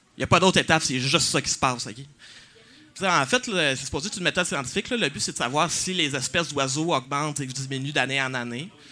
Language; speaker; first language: French; native; French